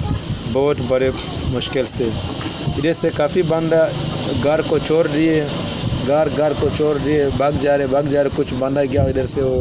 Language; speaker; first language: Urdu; non-native, learner; Swahili